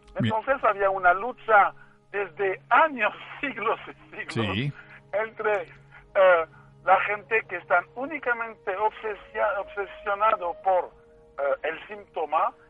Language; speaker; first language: Spanish; non-native, fluent; French